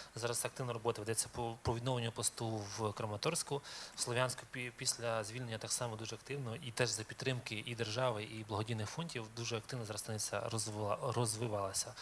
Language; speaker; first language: Ukrainian; native; Ukrainian